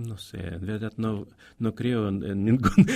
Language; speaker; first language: Spanish; non-native, fluent; Russian